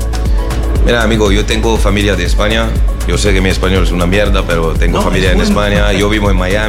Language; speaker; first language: Spanish; non-native, learner; French